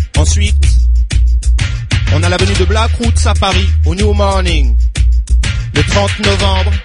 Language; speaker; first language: French; native; French